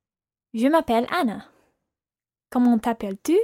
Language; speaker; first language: French; non-native, learner; English